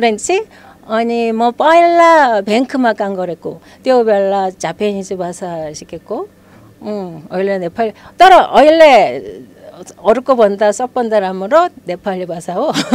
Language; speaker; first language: Nepali; non-native, learner; Korean